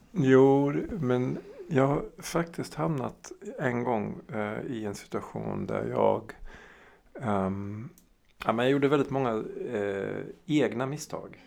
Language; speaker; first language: Swedish; early bilingual, heritage; Swedish